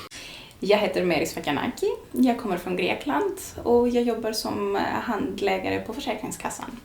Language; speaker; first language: Swedish; non-native, fluent; Greek